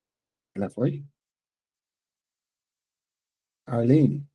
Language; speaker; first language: Portuguese; non-native, learner; English